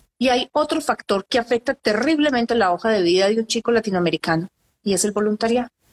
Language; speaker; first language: Spanish; native; Spanish